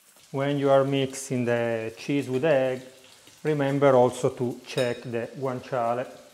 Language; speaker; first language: English; non-native, fluent; Italian